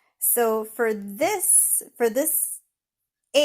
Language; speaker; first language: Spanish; non-native, fluent; English